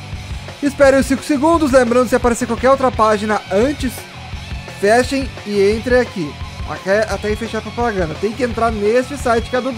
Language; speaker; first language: Portuguese; native; Portuguese